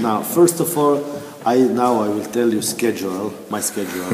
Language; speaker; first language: English; non-native, learner; Croatian